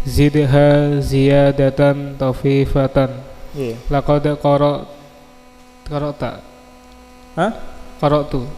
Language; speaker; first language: Arabic; non-native, learner; Indonesian